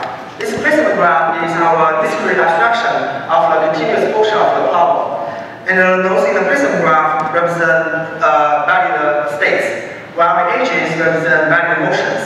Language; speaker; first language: English; non-native, fluent; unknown